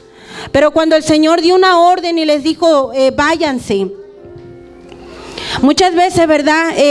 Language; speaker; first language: Spanish; native; Spanish